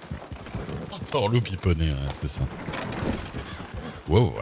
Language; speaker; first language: French; native; French